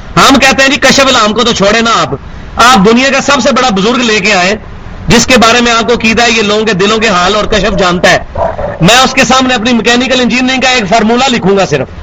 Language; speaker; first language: Urdu; non-native, local second language; Punjabi